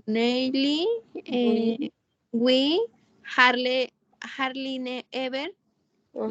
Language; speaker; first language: English; non-native, learner; Spanish